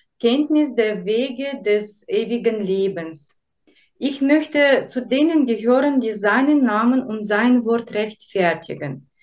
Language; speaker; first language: German; non-native, fluent; Russian